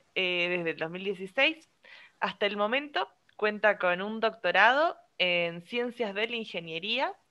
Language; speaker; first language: Spanish; native; Spanish